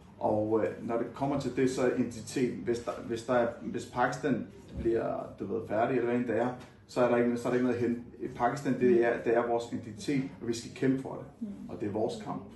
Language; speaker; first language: Danish; early bilingual, other home language; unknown